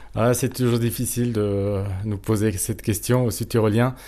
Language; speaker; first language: French; non-native, fluent; German